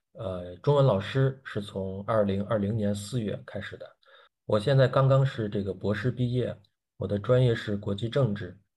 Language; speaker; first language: Chinese; native; Chinese